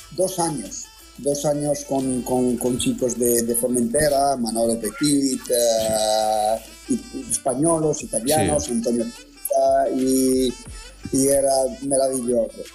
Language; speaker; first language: Spanish; non-native, learner; Italian